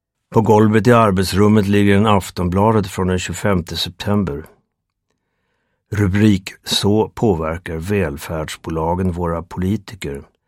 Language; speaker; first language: Swedish; native; Swedish